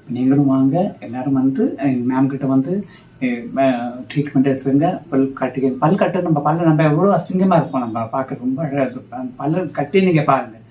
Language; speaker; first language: Tamil; non-native, local second language; Malayalam